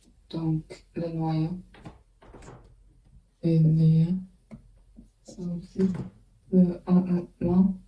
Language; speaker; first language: French; non-native, learner; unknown